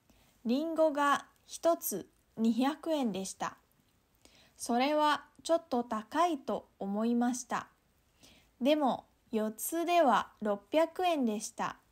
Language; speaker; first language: Japanese; non-native, fluent; Indonesian